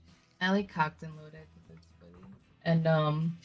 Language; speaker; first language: English; native; English